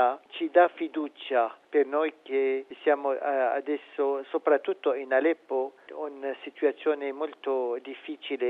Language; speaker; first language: Italian; non-native, fluent; Arabic